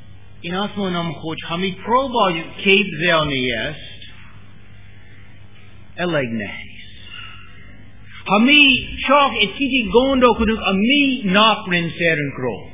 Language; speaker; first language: Hungarian; non-native, learner; English